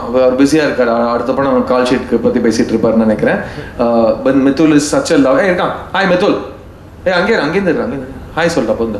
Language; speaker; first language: Tamil; native; Tamil